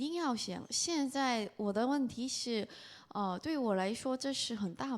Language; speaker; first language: Chinese; non-native, fluent; Korean